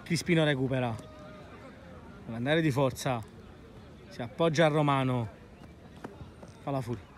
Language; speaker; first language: Italian; native; Italian